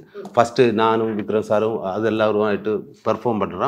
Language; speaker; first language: Tamil; non-native, learner; Malayalam